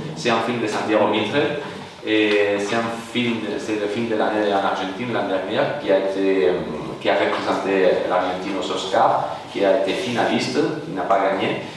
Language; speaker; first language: French; non-native, fluent; Spanish